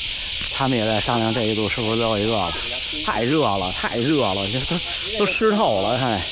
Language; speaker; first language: Chinese; native; Chinese